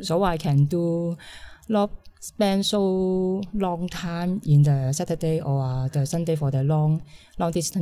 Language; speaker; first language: English; non-native, learner; Cantonese